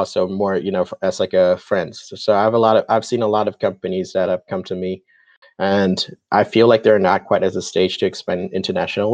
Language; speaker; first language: English; non-native, local second language; Cantonese